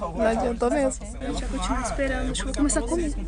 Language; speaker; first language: Portuguese; native; Portuguese